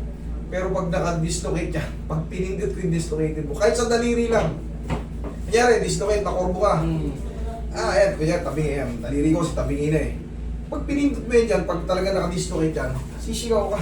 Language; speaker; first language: Filipino; native; Filipino